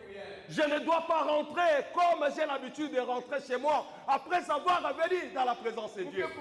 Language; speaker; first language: French; non-native, local second language; Lingala